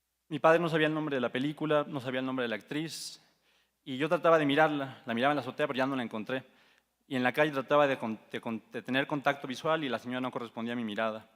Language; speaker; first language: Spanish; native; Spanish